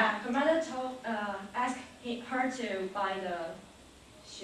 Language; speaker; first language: English; non-native, learner; Chinese